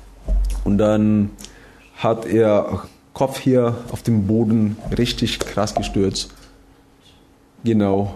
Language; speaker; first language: German; non-native, fluent; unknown